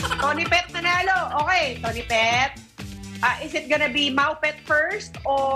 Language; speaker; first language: English; non-native, local second language; Filipino